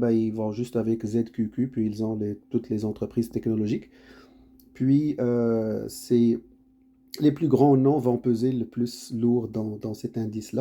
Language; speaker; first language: French; native; French